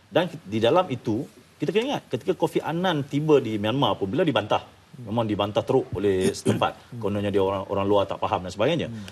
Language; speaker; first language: Malay; native; Malay